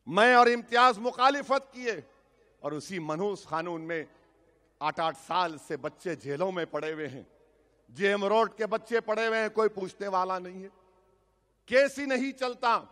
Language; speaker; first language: Urdu; native; Urdu